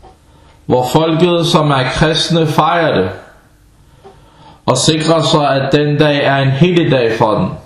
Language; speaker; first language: Danish; non-native, fluent; Arabic